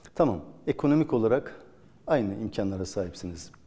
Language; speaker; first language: Turkish; native; Turkish